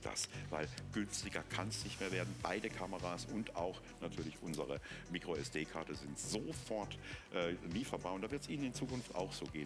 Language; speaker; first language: German; native; German